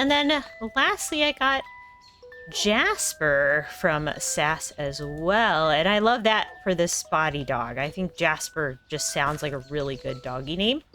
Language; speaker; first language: English; native; English